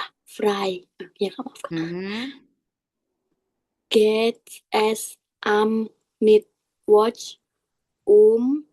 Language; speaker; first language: German; non-native, learner; Indonesian